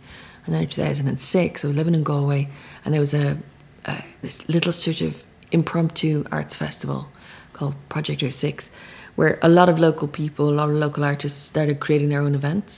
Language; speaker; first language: English; native; English